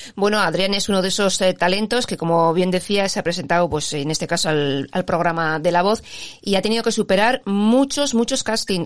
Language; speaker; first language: Spanish; native; Spanish